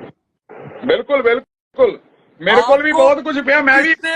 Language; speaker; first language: Hindi; non-native, local second language; Punjabi